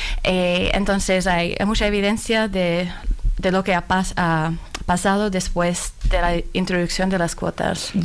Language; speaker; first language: Spanish; non-native, fluent; Finnish